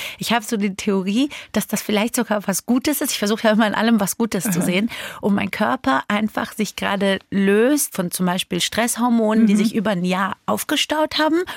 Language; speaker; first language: German; early bilingual, other home language; Persian